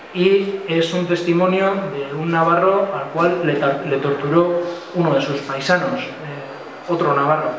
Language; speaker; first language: Spanish; non-native, local second language; Basque